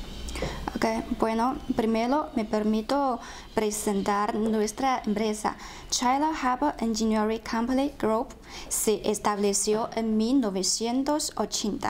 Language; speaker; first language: Spanish; non-native, fluent; Chinese